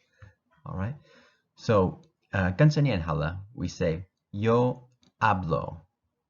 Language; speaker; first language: Spanish; non-native, fluent; English